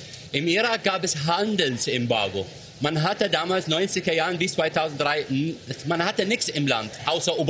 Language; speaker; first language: German; non-native, fluent; Arabic